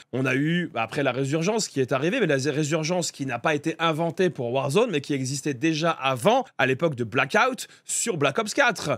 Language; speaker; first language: French; native; French